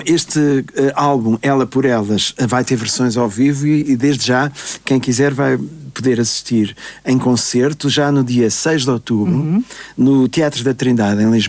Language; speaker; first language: Portuguese; native; Portuguese